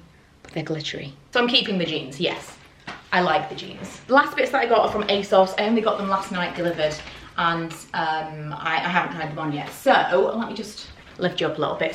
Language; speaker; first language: English; native; English